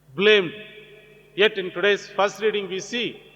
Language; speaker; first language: English; non-native, local second language; Gujarati